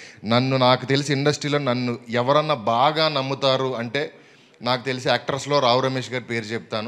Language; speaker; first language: Telugu; native; Telugu